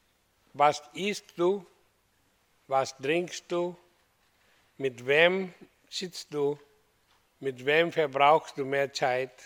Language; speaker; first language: German; non-native, learner; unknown